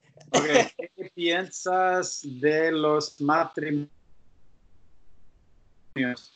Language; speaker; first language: Spanish; non-native, learner; English